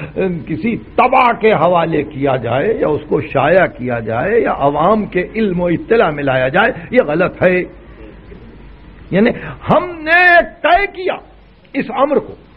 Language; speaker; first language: Urdu; native; Urdu